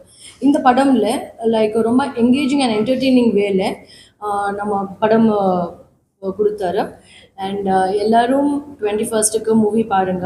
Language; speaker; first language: Tamil; non-native, learner; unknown